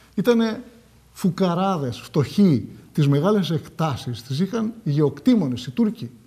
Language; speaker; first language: Greek; native; Greek